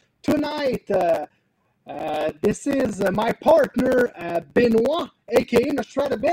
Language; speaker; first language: English; non-native, learner; French